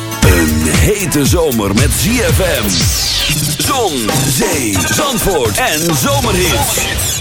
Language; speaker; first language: Dutch; native; Dutch